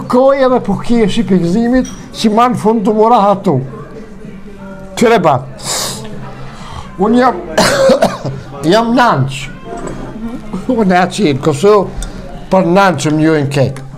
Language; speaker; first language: German; non-native, learner; Albanian